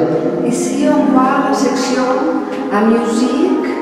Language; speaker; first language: French; non-native, learner; Spanish